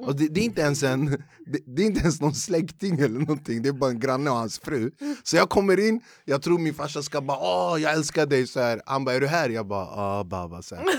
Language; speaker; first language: Swedish; early bilingual, other home language; Kurdish